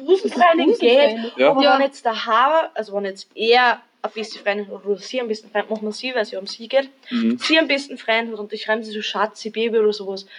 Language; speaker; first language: German; native; German